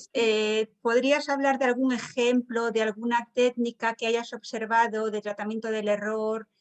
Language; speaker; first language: Spanish; native; Spanish